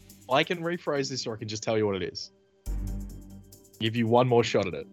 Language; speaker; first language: English; native; English